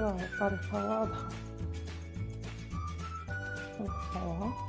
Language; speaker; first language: Arabic; native; Arabic